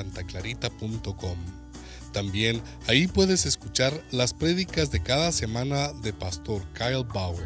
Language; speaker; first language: Spanish; native; Spanish